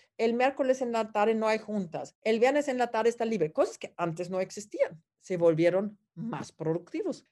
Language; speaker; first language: Spanish; non-native, fluent; German